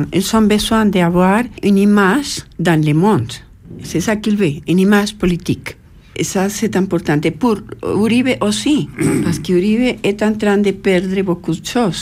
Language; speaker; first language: French; non-native, fluent; Spanish